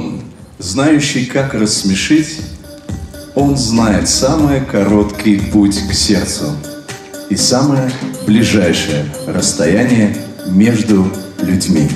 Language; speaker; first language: Russian; native; Russian